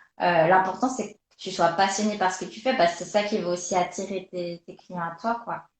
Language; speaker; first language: French; native; French